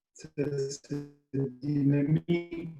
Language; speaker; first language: French; native; French